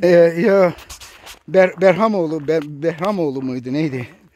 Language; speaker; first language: Turkish; native; Turkish